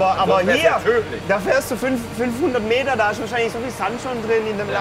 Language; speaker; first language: German; early bilingual, other home language; Polish